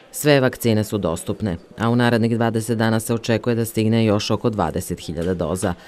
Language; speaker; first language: Serbian; native; Serbian